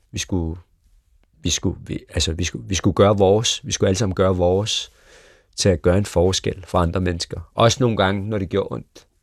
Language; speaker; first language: Danish; early bilingual, other home language; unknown